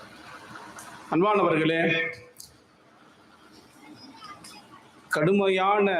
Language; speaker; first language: Tamil; native; Tamil